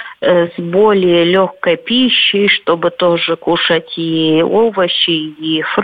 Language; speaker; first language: Russian; non-native, local second language; Romanian